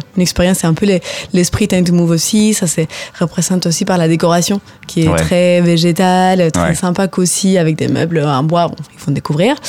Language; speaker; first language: French; non-native, fluent; Spanish